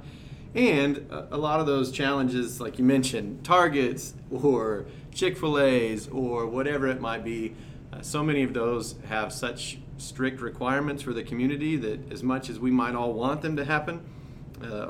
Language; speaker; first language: English; native; English